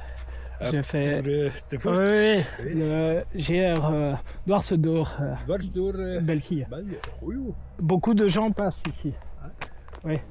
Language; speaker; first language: French; native; French